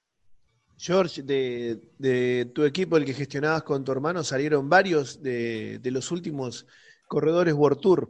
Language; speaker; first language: Spanish; native; Spanish